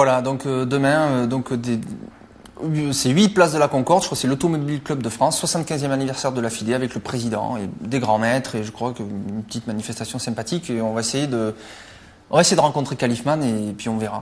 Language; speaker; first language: French; native; French